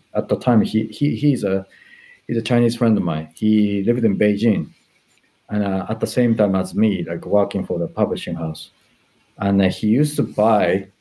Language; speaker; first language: English; non-native, fluent; Japanese